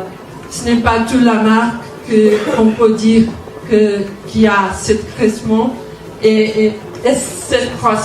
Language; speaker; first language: French; non-native, learner; Portuguese